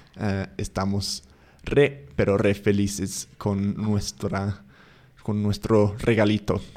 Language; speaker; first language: Spanish; non-native, fluent; English